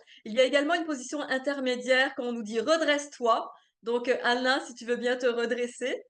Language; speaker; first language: French; native; French